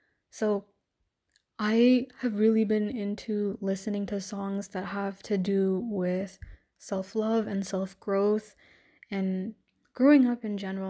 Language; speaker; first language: English; native; English